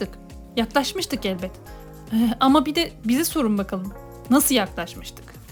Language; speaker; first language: Turkish; native; Turkish